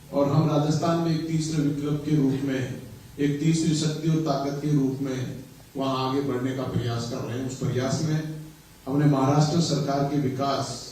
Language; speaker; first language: Hindi; native; Hindi